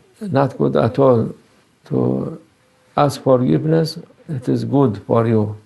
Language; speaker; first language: English; non-native, learner; Turkish